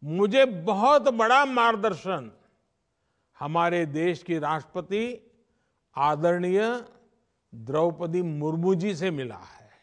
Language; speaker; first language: Hindi; non-native, local second language; Gujarati